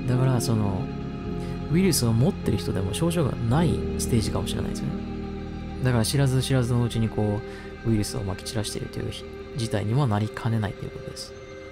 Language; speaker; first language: Japanese; native; Japanese